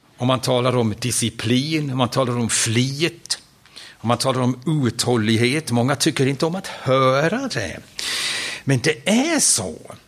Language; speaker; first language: Swedish; non-native, fluent; German